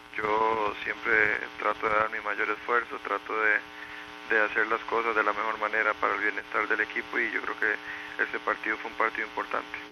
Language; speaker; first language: Spanish; native; Spanish